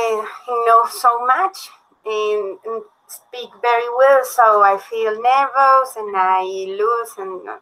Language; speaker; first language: English; non-native, learner; Spanish